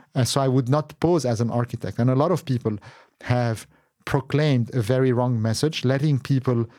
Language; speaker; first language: English; non-native, fluent; Arabic